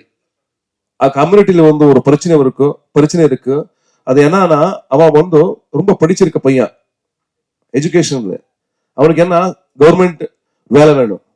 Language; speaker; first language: Tamil; non-native, learner; Kannada